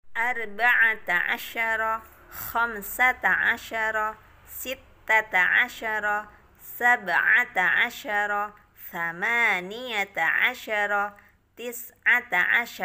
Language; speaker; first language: Arabic; non-native, fluent; Indonesian